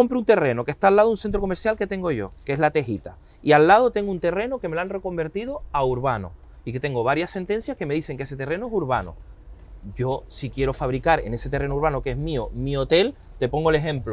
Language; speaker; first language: Spanish; native; Spanish